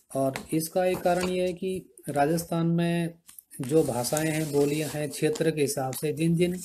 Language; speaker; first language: Hindi; native; Hindi